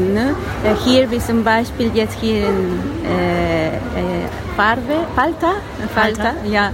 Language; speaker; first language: German; non-native, learner; Spanish